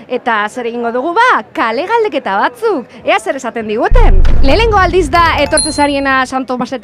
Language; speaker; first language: Basque; native; Basque